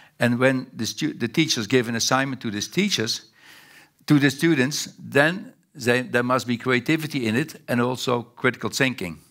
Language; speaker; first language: English; non-native, fluent; Dutch